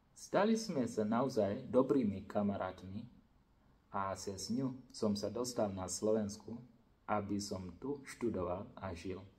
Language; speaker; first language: Slovak; non-native, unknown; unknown